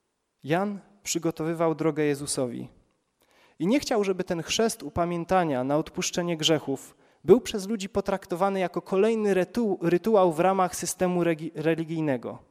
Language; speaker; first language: Polish; native; Polish